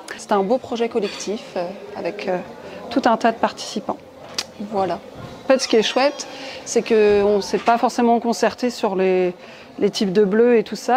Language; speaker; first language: French; native; French